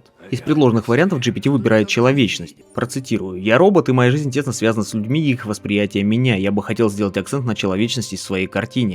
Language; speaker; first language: Russian; native; Russian